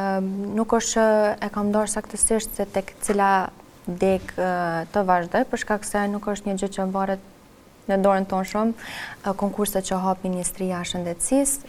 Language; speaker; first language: Albanian; native; Albanian